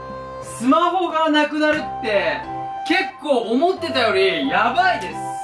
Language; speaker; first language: Japanese; native; Japanese